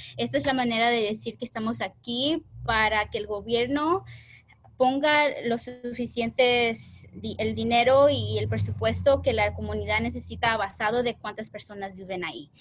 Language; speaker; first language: Spanish; early bilingual, heritage; Spanish